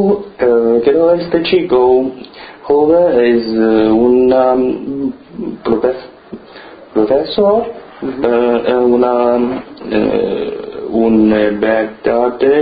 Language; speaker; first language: Spanish; non-native, learner; Chinese